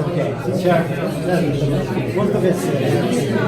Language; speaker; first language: Italian; non-native, learner; Urdu